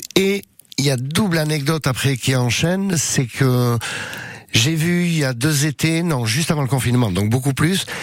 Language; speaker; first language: French; native; French